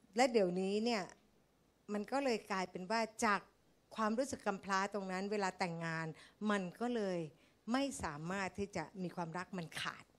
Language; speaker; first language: Thai; native; Thai